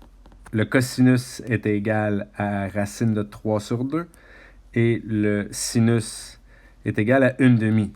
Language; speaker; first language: French; native; French